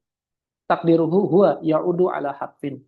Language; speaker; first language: Arabic; non-native, fluent; Indonesian